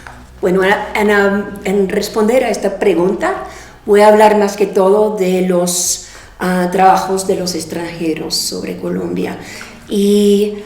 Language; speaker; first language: Spanish; non-native, fluent; English